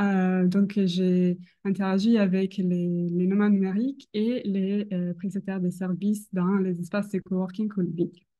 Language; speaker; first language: French; non-native, fluent; Italian